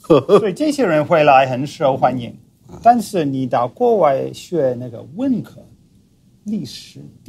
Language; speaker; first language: Chinese; non-native, fluent; English